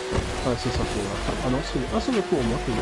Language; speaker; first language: French; native; French